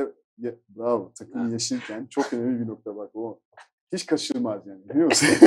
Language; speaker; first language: Turkish; non-native, fluent; French